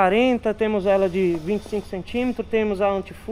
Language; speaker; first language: Portuguese; native; Portuguese